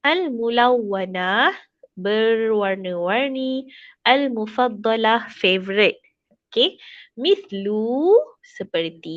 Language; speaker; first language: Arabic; non-native, fluent; Malay